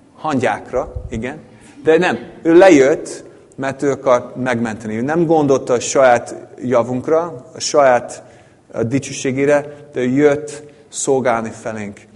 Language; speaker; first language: Hungarian; native; Hungarian